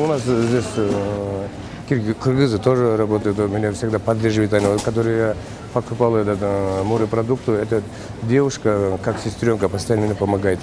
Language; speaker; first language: Russian; non-native, local second language; Kyrgyz